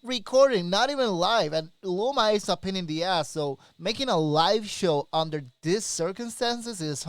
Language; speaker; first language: English; native; English